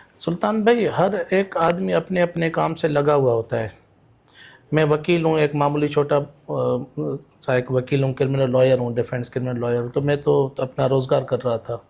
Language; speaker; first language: Urdu; non-native, local second language; Sindhi